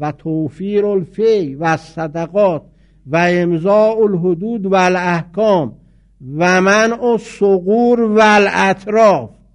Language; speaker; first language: Persian; native; Persian